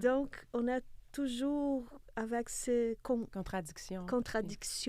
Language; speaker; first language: French; non-native, fluent; Portuguese